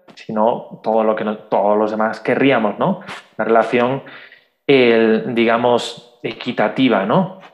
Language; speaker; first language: Spanish; native; Spanish